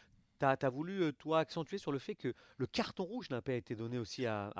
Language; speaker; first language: French; native; French